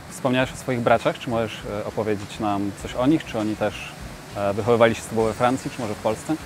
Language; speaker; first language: Polish; native; Polish